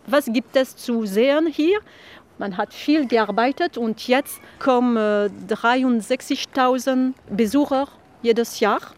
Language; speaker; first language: German; non-native, fluent; French